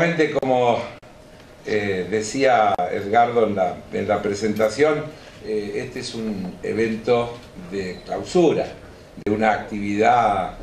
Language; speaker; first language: Spanish; native; Spanish